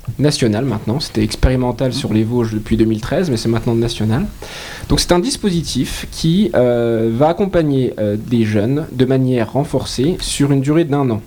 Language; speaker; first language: French; native; French